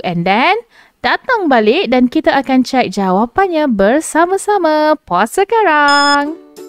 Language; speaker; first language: Malay; native; Malay